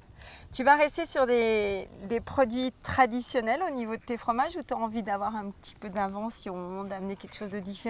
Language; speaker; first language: French; native; French